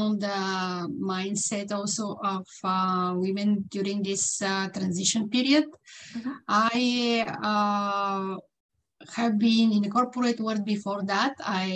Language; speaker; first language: English; non-native, fluent; Bulgarian